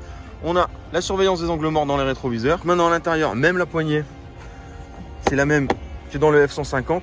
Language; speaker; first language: French; native; French